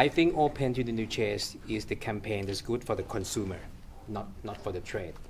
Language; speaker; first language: English; non-native, fluent; Thai